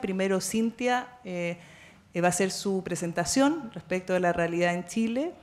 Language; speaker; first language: Spanish; native; Spanish